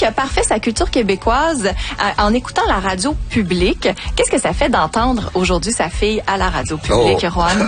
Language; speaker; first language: French; native; French